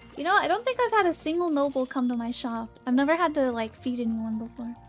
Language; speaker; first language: English; native; English